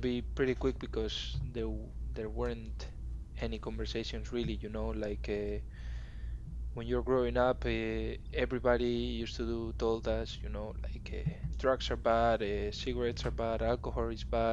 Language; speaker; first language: English; non-native, fluent; Spanish